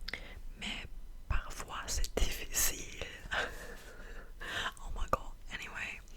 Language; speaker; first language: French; non-native, fluent; German